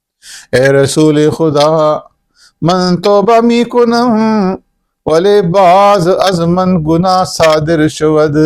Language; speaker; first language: Persian; non-native, fluent; Urdu